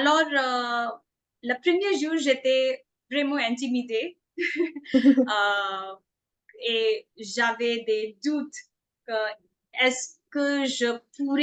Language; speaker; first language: French; non-native, fluent; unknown